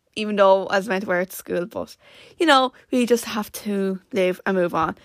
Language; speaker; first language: English; native; English